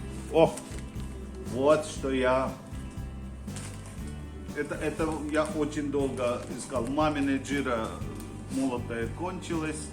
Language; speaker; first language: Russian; non-native, fluent; Hindi